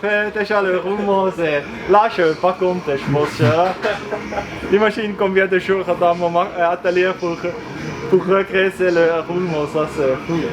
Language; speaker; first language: French; non-native, learner; German